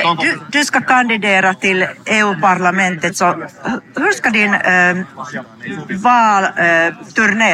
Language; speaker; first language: Swedish; non-native, fluent; Finnish